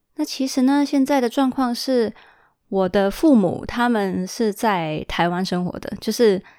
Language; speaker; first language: Chinese; early bilingual, heritage; Chinese